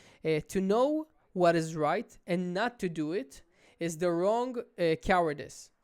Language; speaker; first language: English; non-native, local second language; Hebrew